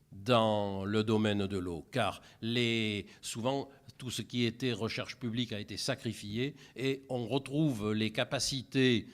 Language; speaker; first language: French; native; French